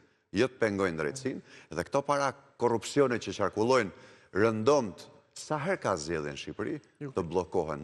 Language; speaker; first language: Albanian; native; Albanian